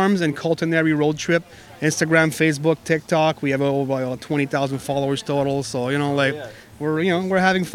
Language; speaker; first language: English; native; English